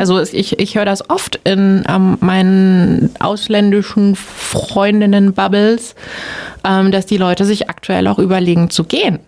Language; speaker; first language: German; native; German